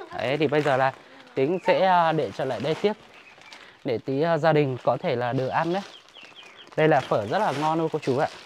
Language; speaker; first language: Vietnamese; non-native, local second language; Hmong